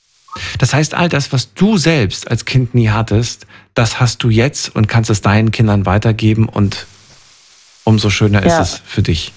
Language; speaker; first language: German; native; German